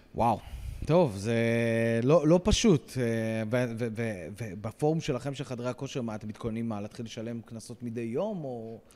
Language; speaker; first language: Hebrew; native; Hebrew